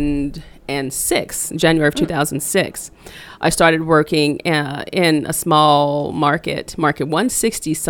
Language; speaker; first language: English; native; English